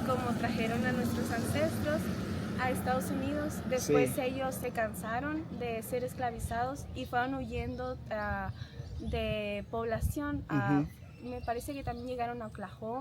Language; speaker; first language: Spanish; native; Spanish